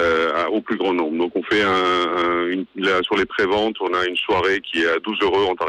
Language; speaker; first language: French; native; French